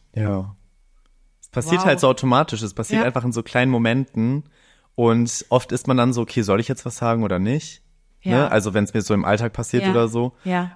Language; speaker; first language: German; early bilingual, other home language; Greek